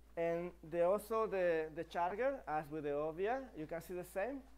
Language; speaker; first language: English; non-native, fluent; Spanish